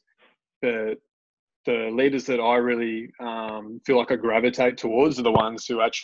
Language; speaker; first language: English; native; English